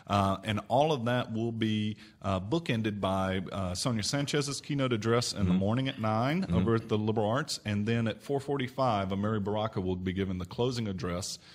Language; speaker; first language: English; native; English